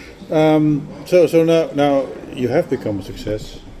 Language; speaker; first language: English; non-native, fluent; Dutch